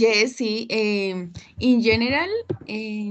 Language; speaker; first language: English; non-native, learner; Spanish